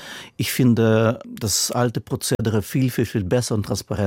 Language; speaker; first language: German; non-native, fluent; Russian